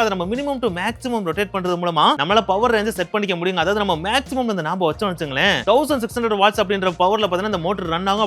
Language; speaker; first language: Tamil; native; Tamil